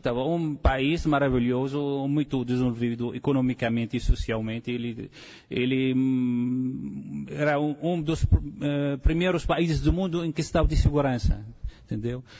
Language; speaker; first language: Portuguese; non-native, fluent; Arabic